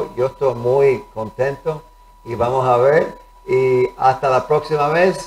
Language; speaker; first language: Spanish; early bilingual, heritage; Spanish